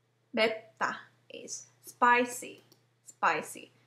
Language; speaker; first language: English; non-native, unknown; Korean